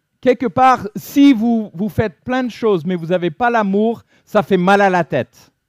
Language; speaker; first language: French; non-native, fluent; English